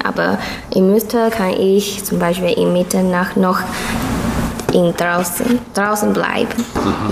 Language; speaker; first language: German; non-native, learner; Chinese